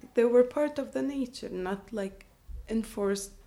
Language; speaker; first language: English; non-native, fluent; Arabic